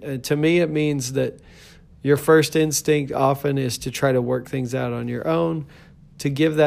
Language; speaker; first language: English; native; English